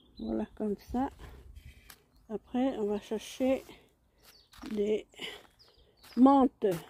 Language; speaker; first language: French; non-native, learner; Hmong